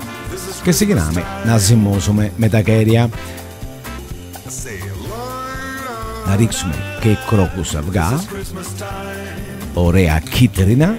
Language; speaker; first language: Greek; non-native, learner; Italian